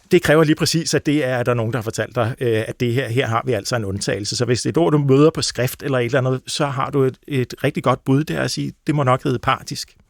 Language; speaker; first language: Danish; native; Danish